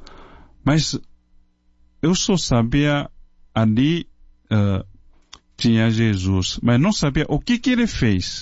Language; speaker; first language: Portuguese; non-native, fluent; Chinese